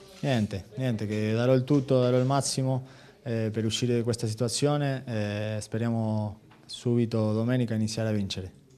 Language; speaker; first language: Italian; non-native, fluent; Spanish